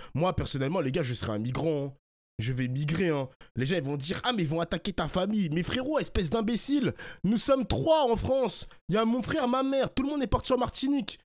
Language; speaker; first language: French; early bilingual, other home language; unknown